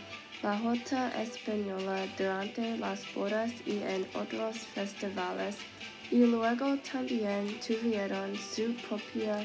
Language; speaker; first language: Spanish; non-native, learner; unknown